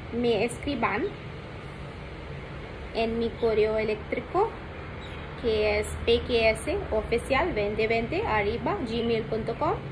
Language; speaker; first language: Spanish; non-native, learner; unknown